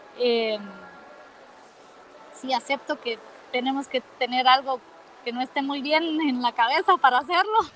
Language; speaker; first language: Spanish; native; Spanish